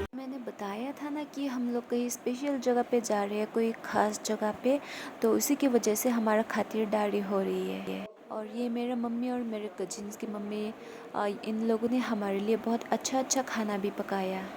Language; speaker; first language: Hindi; non-native, local second language; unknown